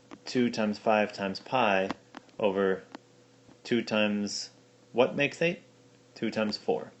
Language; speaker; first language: English; native; English